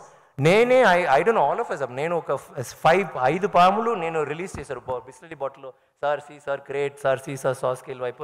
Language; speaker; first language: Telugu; non-native, learner; Tamil